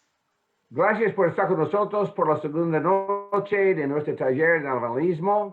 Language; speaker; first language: Spanish; non-native, fluent; English